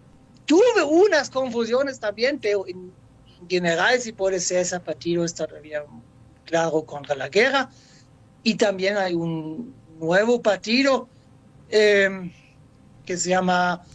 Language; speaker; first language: Spanish; non-native, fluent; German